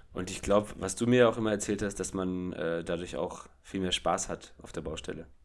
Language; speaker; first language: German; native; German